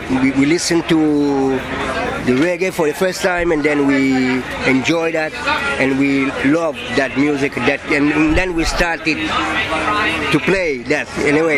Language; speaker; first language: English; non-native, fluent; Italian